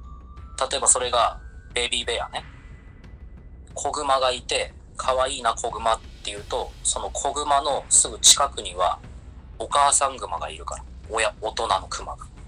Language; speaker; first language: Japanese; native; Japanese